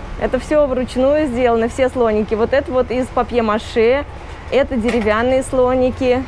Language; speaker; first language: Russian; native; Russian